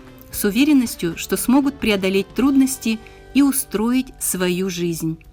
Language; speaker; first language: Russian; native; Russian